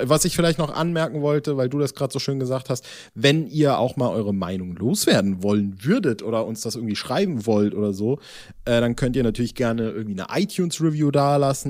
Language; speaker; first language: German; native; German